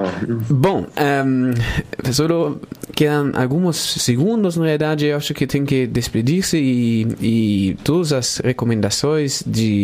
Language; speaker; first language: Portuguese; non-native, learner; Spanish